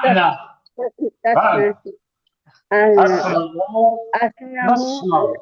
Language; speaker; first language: Hindi; native; Hindi